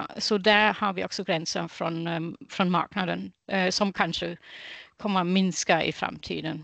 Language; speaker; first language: Swedish; non-native, fluent; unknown